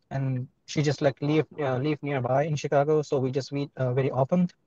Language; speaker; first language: English; non-native, fluent; Arabic